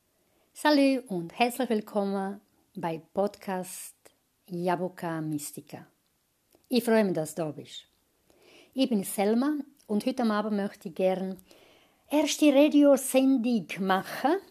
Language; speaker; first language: German; non-native, fluent; Croatian